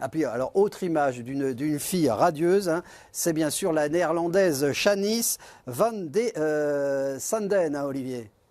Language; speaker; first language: French; native; French